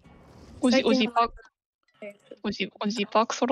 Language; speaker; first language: Japanese; native; Japanese